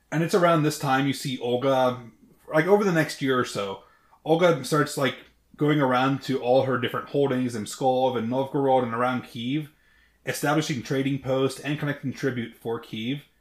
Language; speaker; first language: English; native; English